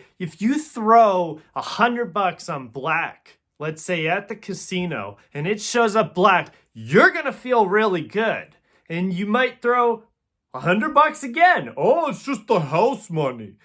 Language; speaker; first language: English; native; English